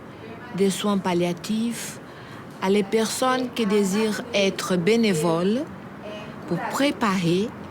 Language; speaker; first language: French; non-native, fluent; Portuguese